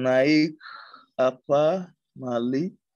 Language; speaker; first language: Indonesian; non-native, learner; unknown